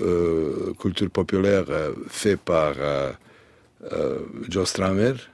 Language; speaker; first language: French; non-native, learner; Serbian